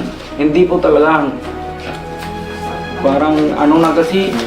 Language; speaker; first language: Filipino; non-native, learner; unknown